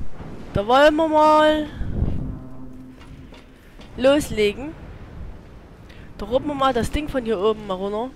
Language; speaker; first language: German; native; German